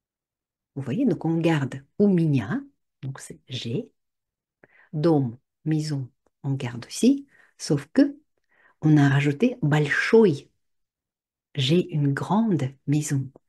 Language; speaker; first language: French; non-native, fluent; Russian